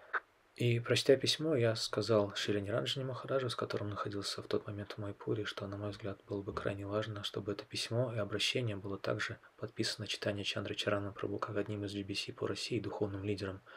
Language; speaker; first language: Russian; native; Russian